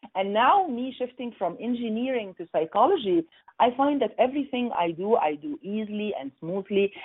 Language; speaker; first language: English; non-native, fluent; Arabic